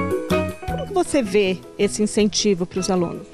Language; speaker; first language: Portuguese; native; Portuguese